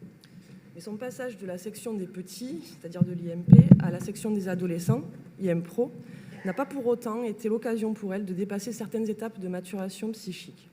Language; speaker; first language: French; native; French